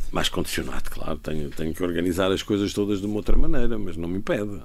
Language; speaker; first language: Portuguese; native; Portuguese